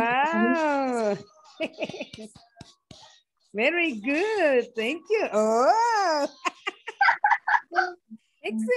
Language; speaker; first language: English; non-native, learner; Spanish